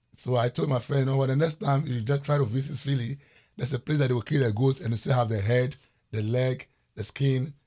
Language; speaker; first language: English; non-native, local second language; Ewe